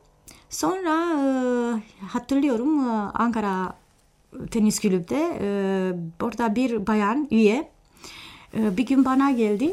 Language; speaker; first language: Turkish; non-native, fluent; Romanian